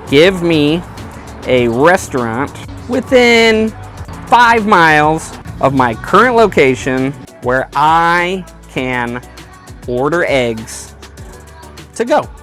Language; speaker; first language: English; native; English